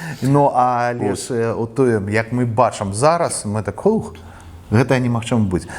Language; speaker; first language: Belarusian; non-native, local second language; Russian